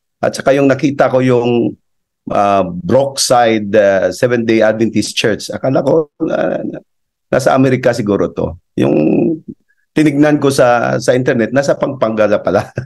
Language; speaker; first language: Filipino; non-native, local second language; Cebuano